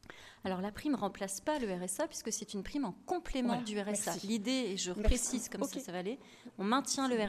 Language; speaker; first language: French; native; French